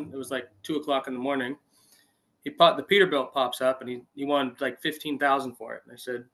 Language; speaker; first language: English; native; English